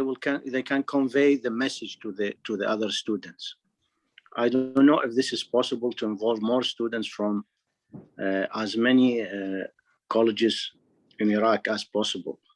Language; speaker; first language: English; non-native, fluent; Arabic